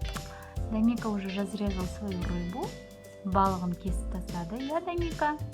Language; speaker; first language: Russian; non-native, local second language; Kazakh